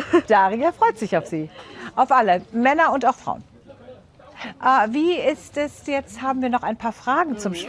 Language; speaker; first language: German; native; German